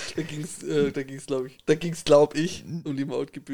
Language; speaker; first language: German; native; German